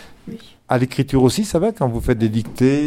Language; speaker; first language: French; native; French